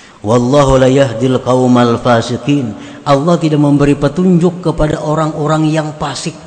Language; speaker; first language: Indonesian; non-native, local second language; Banjar